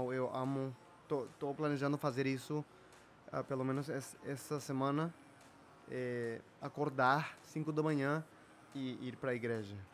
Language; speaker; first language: Portuguese; non-native, fluent; Spanish